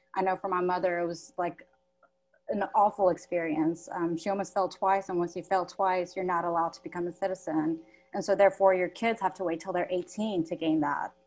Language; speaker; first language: English; native; English